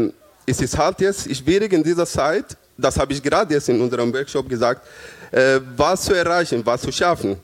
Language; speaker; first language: German; non-native, fluent; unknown